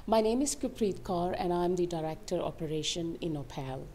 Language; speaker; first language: English; non-native, local second language; Punjabi